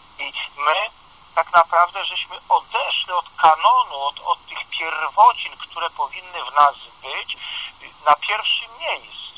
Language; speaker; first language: Polish; native; Polish